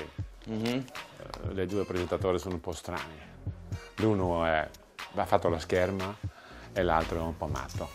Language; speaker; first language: Italian; non-native, fluent; Dutch